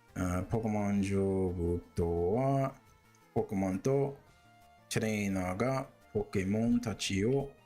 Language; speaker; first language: Japanese; non-native, learner; English